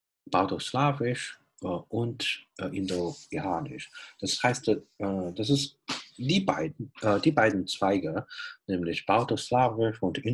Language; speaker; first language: German; non-native, fluent; Chinese